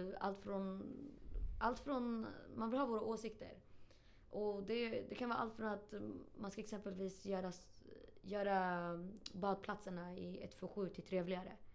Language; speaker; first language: Swedish; early bilingual, other home language; Arabic